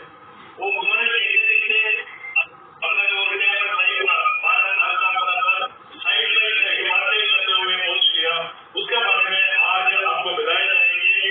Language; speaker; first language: Hindi; non-native, fluent; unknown